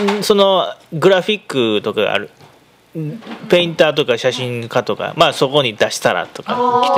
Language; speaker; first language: Japanese; native; Japanese